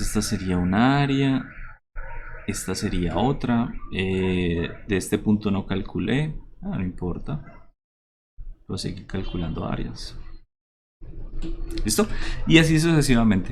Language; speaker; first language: Spanish; native; Spanish